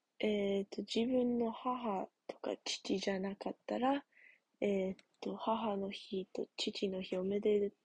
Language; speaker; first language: Japanese; non-native, learner; English